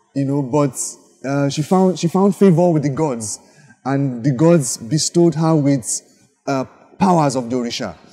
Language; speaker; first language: English; non-native, local second language; Yoruba